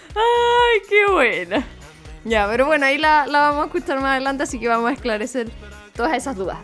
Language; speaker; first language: Spanish; native; Spanish